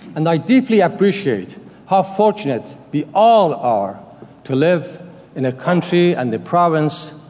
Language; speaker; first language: English; non-native, fluent; Persian